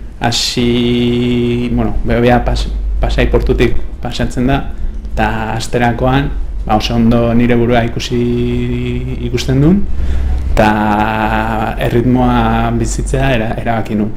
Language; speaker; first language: Basque; non-native, learner; Spanish